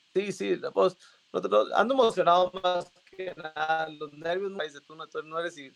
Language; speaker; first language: Spanish; native; Spanish